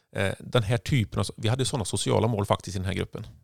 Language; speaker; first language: Swedish; native; Swedish